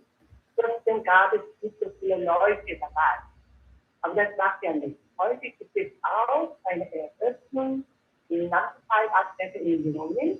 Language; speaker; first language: German; non-native, learner; Korean